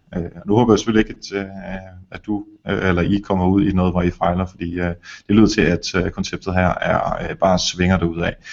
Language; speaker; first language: Danish; native; Danish